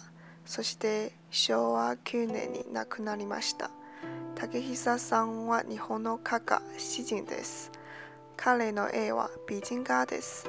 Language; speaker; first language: Japanese; non-native, learner; Chinese